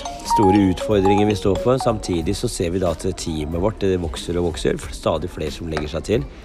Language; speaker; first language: Norwegian; native; Norwegian